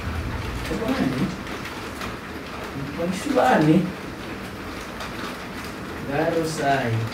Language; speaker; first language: Indonesian; non-native, learner; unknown